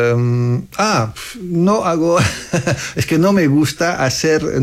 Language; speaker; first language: Spanish; non-native, fluent; French